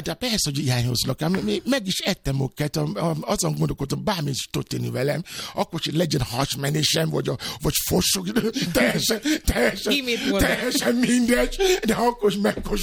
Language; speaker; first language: Hungarian; non-native, fluent; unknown